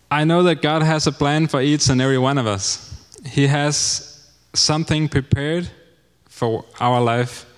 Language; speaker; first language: English; non-native, fluent; Danish